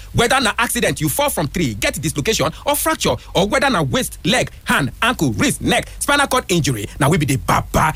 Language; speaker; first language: Nigerian Pidgin; native; Nigerian Pidgin